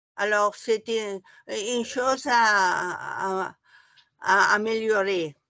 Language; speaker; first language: French; non-native, fluent; Catalan